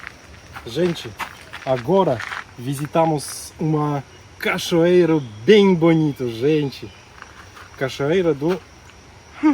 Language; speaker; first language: Portuguese; non-native, learner; Russian